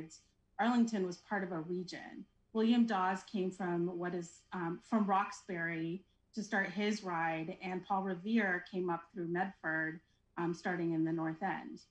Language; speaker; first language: English; native; English